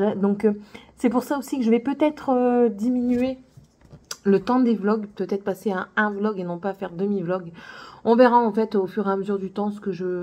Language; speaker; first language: French; native; French